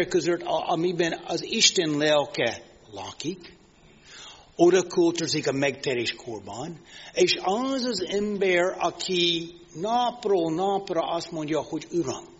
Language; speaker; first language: Hungarian; non-native, fluent; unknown